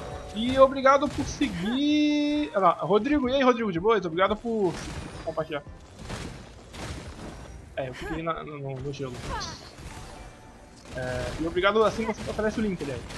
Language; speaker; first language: Portuguese; native; Portuguese